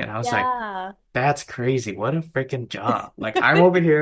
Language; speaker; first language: English; native; English